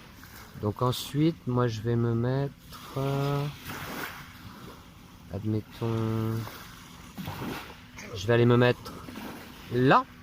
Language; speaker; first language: French; native; French